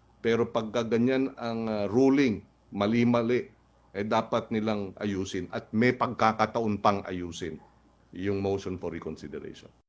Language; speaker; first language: Filipino; native; Filipino